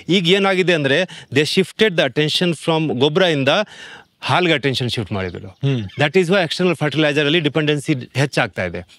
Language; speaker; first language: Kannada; non-native, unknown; Hindi